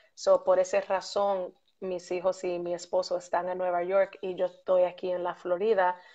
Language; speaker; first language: Spanish; early bilingual, other home language; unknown